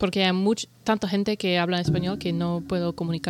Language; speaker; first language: Spanish; non-native, learner; English